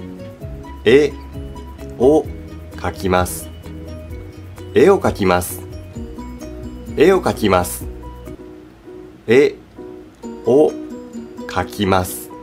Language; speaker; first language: Japanese; native; Japanese